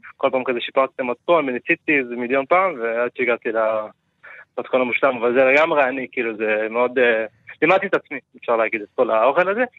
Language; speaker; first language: Hebrew; non-native, fluent; Turkish